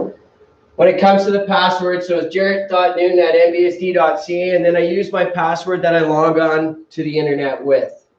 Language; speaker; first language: English; native; English